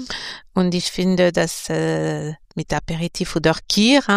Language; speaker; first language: German; non-native, fluent; French